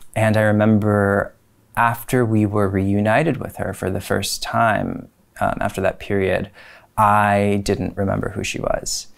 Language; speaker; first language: English; native; English